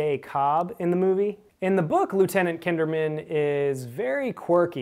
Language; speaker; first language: English; native; English